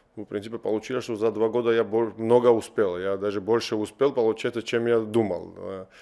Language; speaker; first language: Russian; non-native, local second language; Georgian